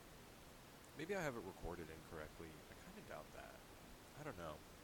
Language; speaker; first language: English; native; English